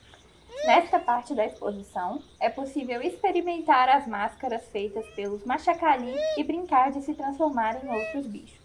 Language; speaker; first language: Portuguese; native; Portuguese